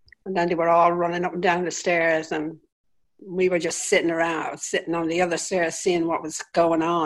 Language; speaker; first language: English; native; English